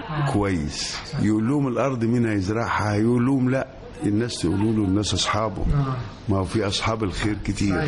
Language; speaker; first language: Arabic; native; Arabic